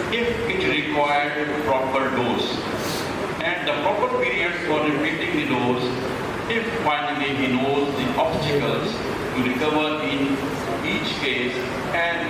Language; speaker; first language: English; non-native, local second language; Urdu